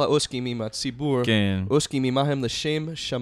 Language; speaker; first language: Hebrew; non-native, fluent; English